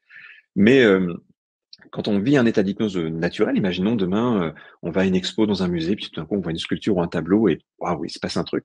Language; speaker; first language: French; native; French